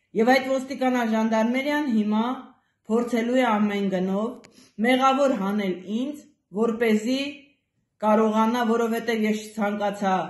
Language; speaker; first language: Armenian; native; Armenian